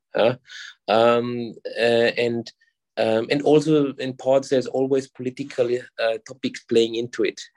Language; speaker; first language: English; non-native, fluent; German